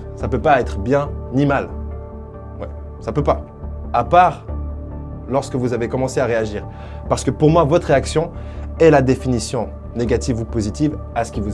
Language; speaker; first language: French; native; French